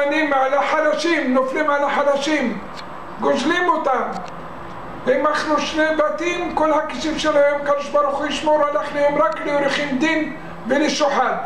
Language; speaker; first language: Hebrew; non-native, fluent; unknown